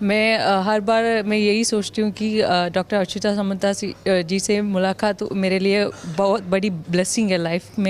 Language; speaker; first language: Hindi; non-native, local second language; Tamil